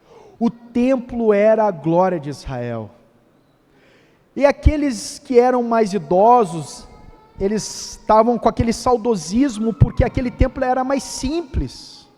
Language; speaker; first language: Portuguese; native; Portuguese